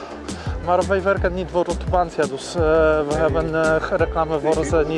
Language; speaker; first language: Dutch; non-native, learner; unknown